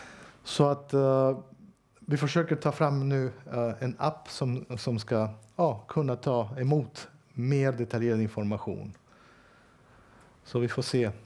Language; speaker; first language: Swedish; non-native, fluent; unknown